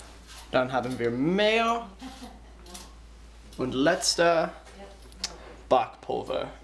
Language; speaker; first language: German; non-native, learner; English